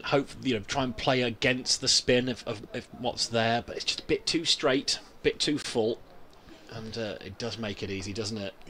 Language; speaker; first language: English; native; English